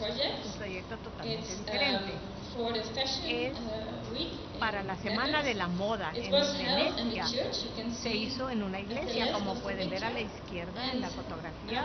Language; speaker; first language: Spanish; non-native, fluent; Dutch